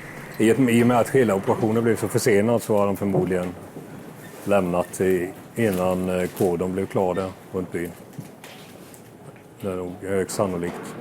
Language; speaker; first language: Swedish; native; Swedish